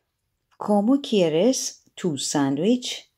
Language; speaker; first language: Spanish; non-native, fluent; Persian